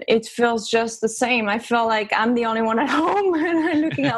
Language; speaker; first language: English; early bilingual, other home language; French